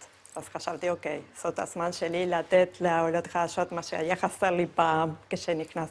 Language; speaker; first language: Hebrew; non-native, fluent; Spanish